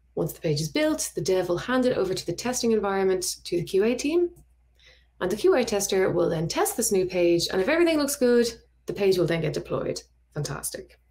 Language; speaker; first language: English; native; English